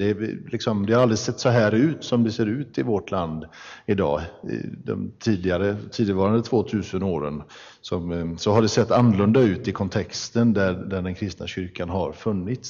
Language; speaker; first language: Swedish; native; Swedish